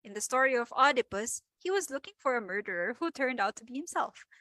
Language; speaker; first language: English; non-native, local second language; Filipino